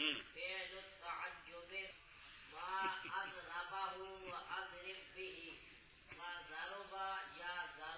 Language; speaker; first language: Arabic; non-native, learner; Punjabi